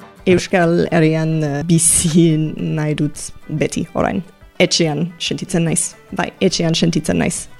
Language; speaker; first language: Basque; non-native, learner; English